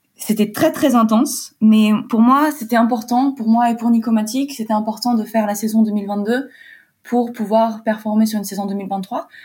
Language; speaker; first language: French; early bilingual, heritage; French